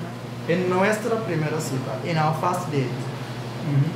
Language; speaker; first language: Spanish; non-native, learner; English